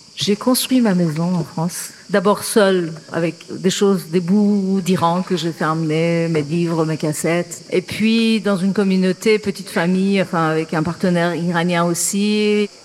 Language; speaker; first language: French; non-native, fluent; Persian